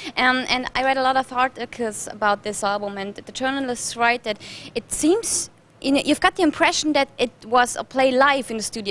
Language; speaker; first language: English; non-native, fluent; German